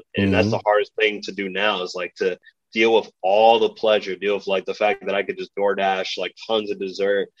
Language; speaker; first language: English; early bilingual, other home language; Spanish